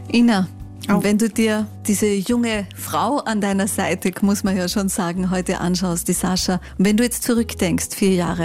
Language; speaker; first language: German; native; German